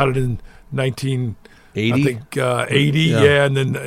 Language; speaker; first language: English; native; English